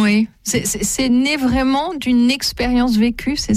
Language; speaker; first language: French; native; French